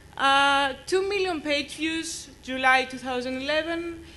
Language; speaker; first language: English; non-native, fluent; Greek